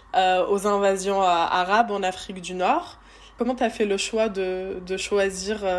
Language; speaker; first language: French; native; French